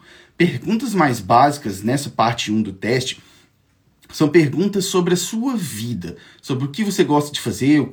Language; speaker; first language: Portuguese; native; Portuguese